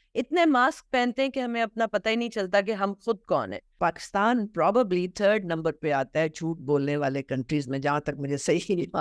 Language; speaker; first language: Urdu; early bilingual, heritage; Urdu